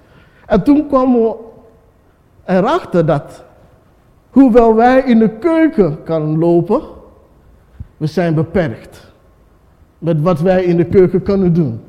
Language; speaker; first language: Dutch; non-native, fluent; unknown